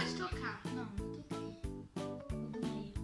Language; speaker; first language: Portuguese; early bilingual, heritage; Portuguese